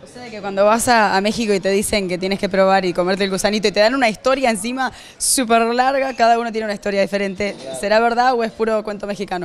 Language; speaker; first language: Spanish; native; Spanish